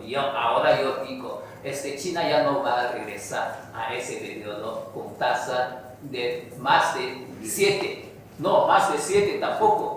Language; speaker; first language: Spanish; non-native, fluent; Chinese